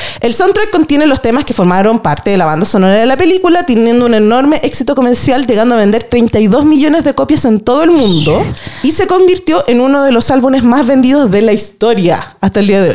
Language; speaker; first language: Spanish; native; Spanish